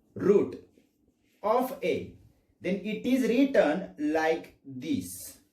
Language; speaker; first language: English; non-native, local second language; Marathi